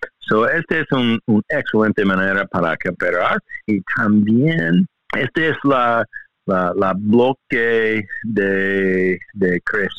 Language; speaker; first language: Spanish; non-native, learner; English